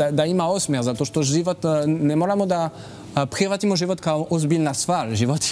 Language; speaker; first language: Croatian; non-native, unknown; French